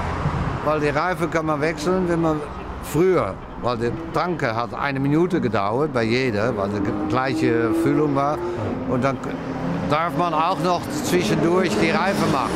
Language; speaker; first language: German; non-native, fluent; Dutch